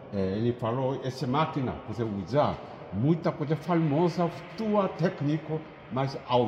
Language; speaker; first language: Portuguese; non-native, learner; Korean